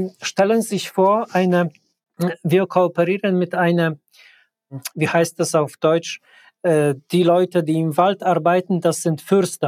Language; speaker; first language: German; non-native, fluent; Polish